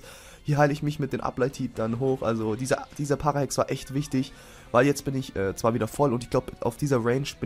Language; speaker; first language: German; native; German